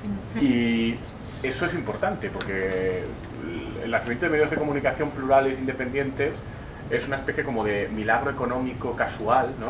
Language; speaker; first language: Spanish; native; Spanish